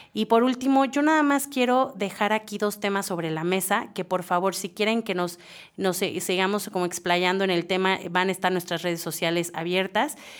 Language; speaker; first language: Spanish; native; Spanish